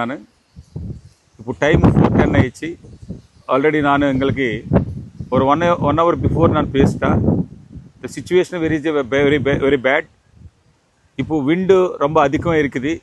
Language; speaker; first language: Tamil; non-native, local second language; Telugu